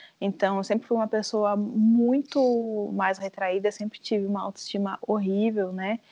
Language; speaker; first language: Portuguese; native; Portuguese